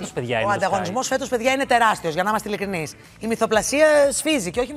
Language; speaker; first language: Greek; native; Greek